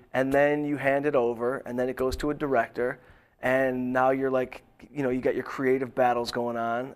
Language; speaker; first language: English; native; English